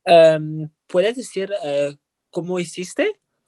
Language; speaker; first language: Spanish; non-native, learner; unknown